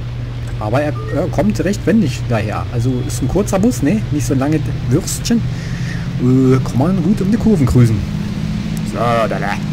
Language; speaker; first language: German; native; German